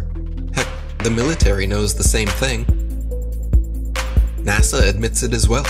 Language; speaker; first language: English; native; English